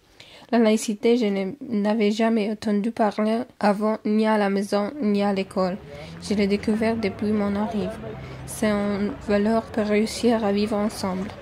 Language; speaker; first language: French; non-native, learner; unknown